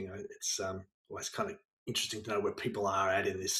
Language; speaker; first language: English; native; English